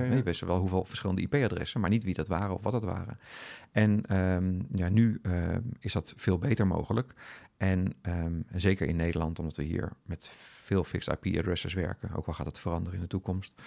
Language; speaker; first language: Dutch; native; Dutch